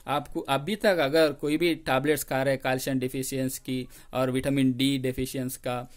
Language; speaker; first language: Hindi; non-native, local second language; Telugu